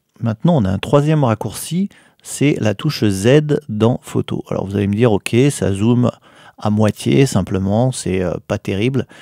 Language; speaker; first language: French; native; French